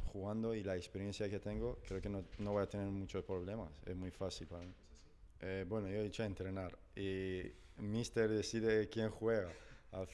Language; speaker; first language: Spanish; non-native, fluent; Persian